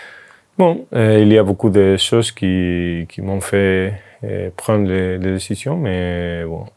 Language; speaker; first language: French; non-native, fluent; Spanish